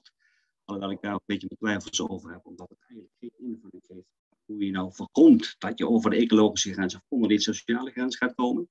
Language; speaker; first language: Dutch; native; Dutch